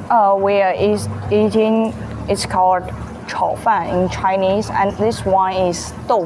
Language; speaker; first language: English; non-native, learner; Chinese